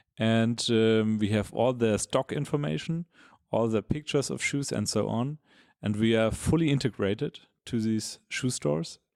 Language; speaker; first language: English; non-native, fluent; German